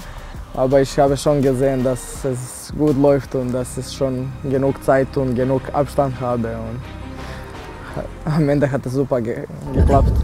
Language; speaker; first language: German; non-native, fluent; Serbian